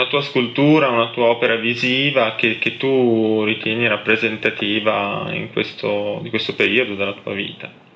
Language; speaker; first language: Italian; native; Italian